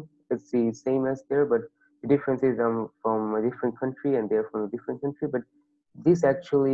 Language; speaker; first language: English; non-native, local second language; Bangla